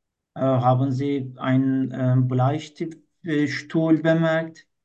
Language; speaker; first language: German; non-native, learner; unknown